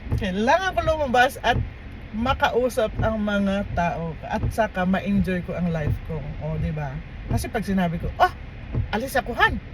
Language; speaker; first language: Filipino; non-native, local second language; Cebuano